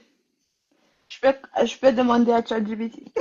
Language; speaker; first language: French; non-native, learner; Rundi